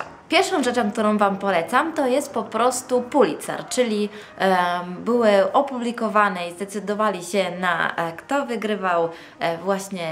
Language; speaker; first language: Polish; non-native, fluent; Italian